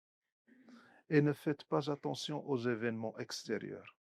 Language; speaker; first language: French; non-native, local second language; Arabic